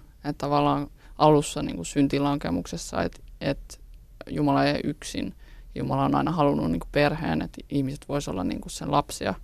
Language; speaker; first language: Finnish; native; Finnish